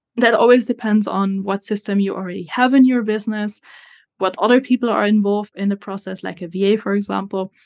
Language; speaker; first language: English; non-native, fluent; Italian